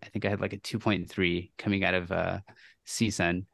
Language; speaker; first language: English; native; English